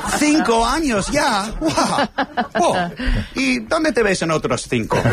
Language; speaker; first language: Spanish; non-native, fluent; English